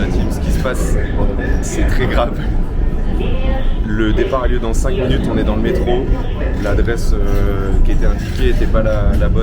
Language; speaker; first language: French; native; French